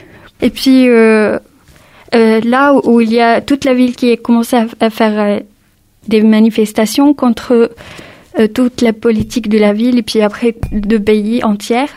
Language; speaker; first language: French; early bilingual, other home language; Arabic